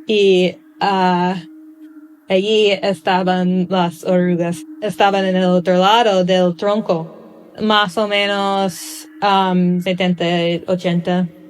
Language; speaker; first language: Spanish; non-native, learner; English